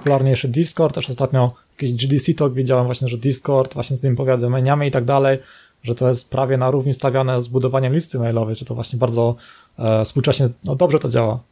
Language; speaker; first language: Polish; native; Polish